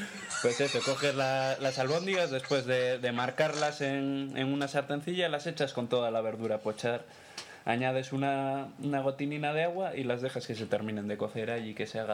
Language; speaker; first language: Spanish; native; Spanish